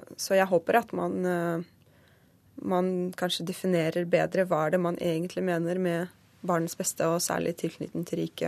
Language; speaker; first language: Norwegian; early bilingual, other home language; Russian